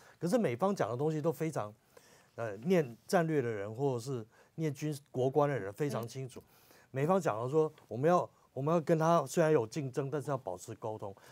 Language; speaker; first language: Chinese; native; Chinese